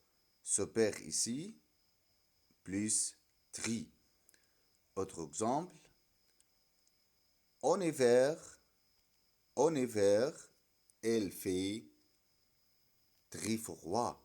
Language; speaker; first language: French; non-native, fluent; Arabic